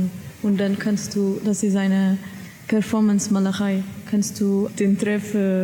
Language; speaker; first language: German; non-native, learner; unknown